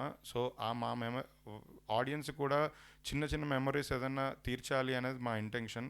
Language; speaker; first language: Telugu; native; Telugu